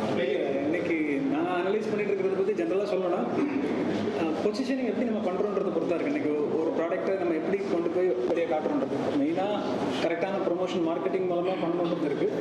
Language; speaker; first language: Tamil; native; Tamil